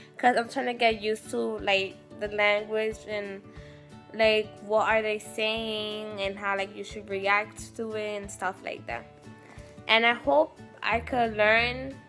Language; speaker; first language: English; native; English